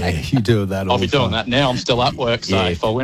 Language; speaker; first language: English; native; English